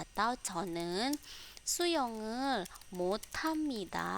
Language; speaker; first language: Korean; non-native, fluent; Indonesian